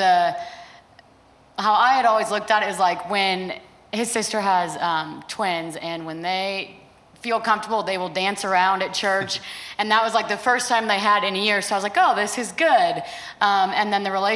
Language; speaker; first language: English; native; English